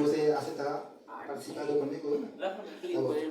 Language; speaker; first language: Portuguese; non-native, learner; Haitian Creole